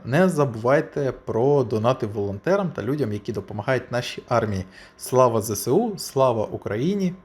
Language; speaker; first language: Ukrainian; non-native, local second language; Russian